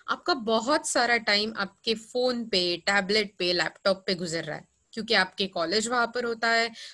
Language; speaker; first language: Hindi; non-native, local second language; Marathi